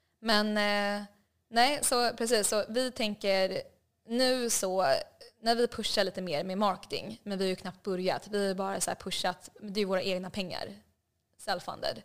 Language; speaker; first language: Swedish; native; Swedish